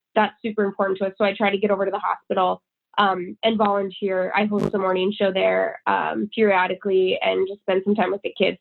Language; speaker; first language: English; native; English